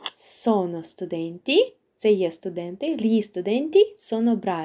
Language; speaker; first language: Italian; non-native, fluent; Ukrainian